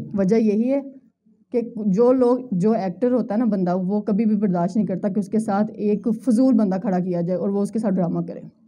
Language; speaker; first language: Urdu; native; Urdu